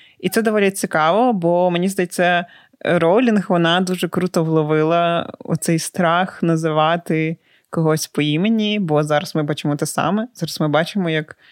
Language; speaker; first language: Ukrainian; native; Ukrainian